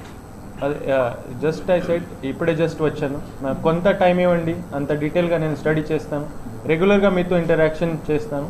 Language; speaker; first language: Telugu; non-native, learner; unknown